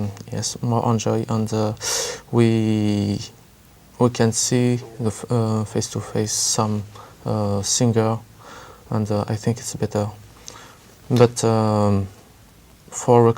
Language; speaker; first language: English; non-native, learner; French